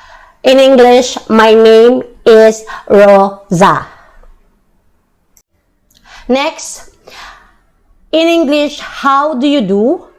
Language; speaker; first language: English; non-native, local second language; Filipino